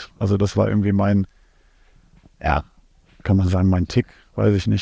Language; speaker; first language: German; native; German